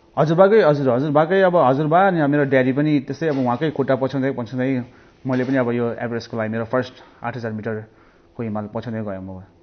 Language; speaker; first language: Nepali; early bilingual, heritage; Nepali